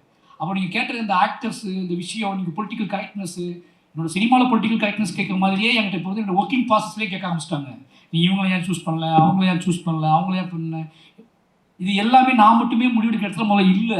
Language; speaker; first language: Tamil; native; Tamil